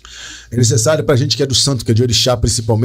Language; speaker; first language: Portuguese; native; Portuguese